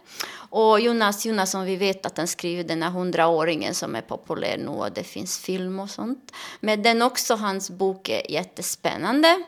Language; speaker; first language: Swedish; non-native, learner; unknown